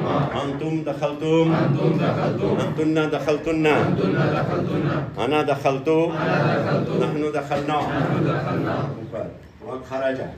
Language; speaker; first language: Arabic; non-native, fluent; Urdu